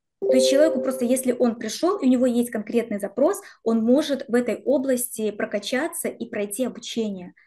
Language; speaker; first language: Russian; native; Russian